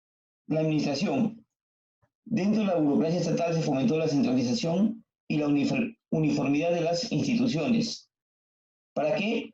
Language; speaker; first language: Spanish; native; Spanish